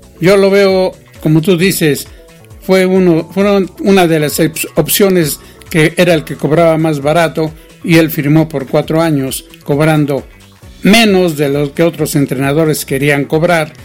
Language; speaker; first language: Spanish; native; Spanish